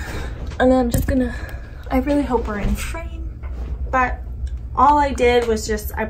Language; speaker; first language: English; native; English